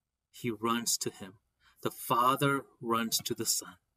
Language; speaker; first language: English; native; English